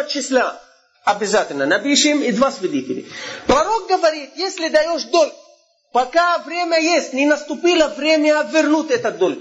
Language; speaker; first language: Russian; non-native, fluent; Arabic